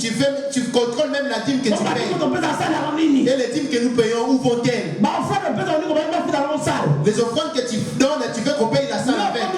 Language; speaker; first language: French; non-native, local second language; Lingala